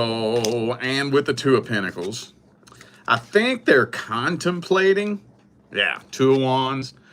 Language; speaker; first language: English; native; English